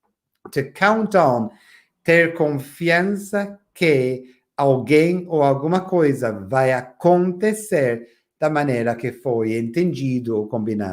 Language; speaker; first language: Portuguese; non-native, fluent; English